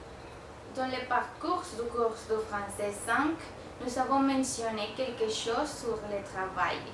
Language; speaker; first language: French; non-native, learner; Spanish